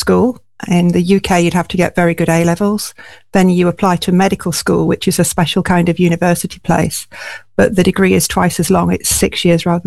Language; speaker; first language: English; native; English